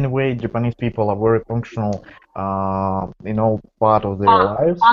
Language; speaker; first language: English; non-native, fluent; Russian